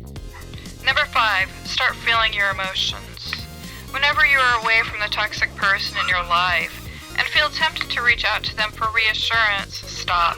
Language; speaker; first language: English; native; English